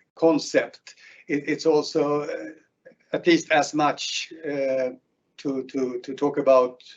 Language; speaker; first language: English; non-native, fluent; Swedish